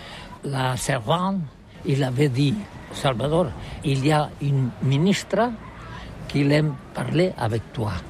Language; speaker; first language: French; non-native, learner; Catalan